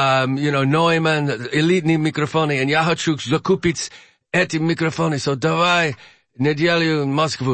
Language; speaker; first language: Russian; non-native, learner; English